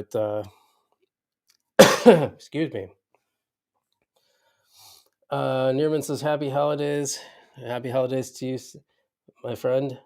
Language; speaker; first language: English; native; English